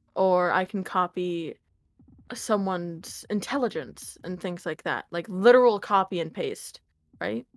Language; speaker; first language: English; native; English